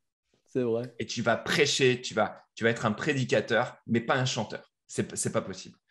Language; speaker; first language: French; native; French